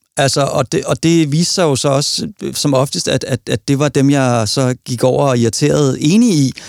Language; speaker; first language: Danish; native; Danish